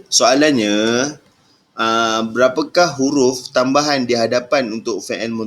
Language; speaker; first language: Malay; native; Malay